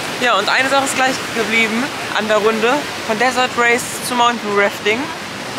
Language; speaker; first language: German; native; German